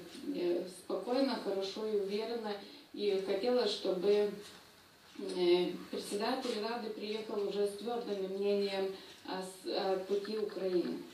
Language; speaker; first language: Russian; non-native, fluent; Lithuanian